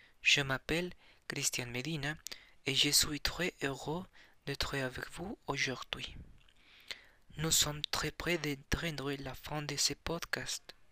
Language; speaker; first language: French; non-native, learner; Spanish